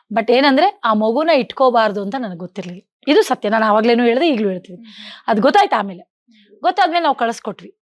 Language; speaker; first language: Kannada; native; Kannada